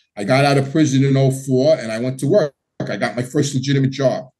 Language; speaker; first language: English; native; English